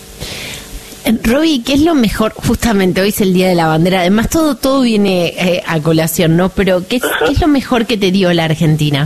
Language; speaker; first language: Spanish; native; Spanish